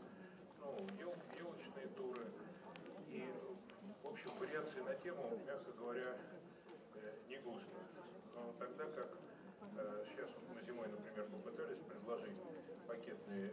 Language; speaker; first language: Russian; native; Russian